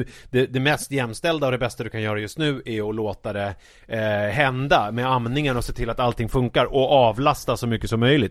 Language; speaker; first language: Swedish; native; Swedish